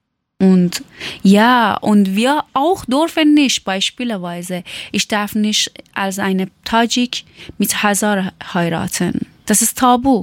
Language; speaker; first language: German; non-native, learner; Persian